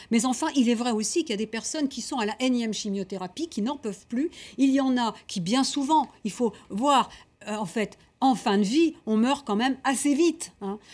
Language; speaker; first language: French; native; French